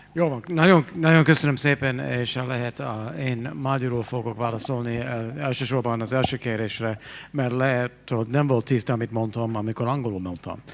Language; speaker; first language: Hungarian; non-native, fluent; English